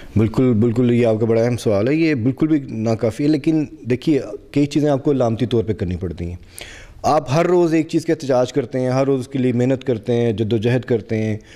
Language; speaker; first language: Urdu; non-native, local second language; Punjabi